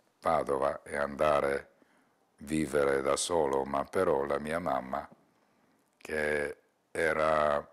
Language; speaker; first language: Italian; non-native, learner; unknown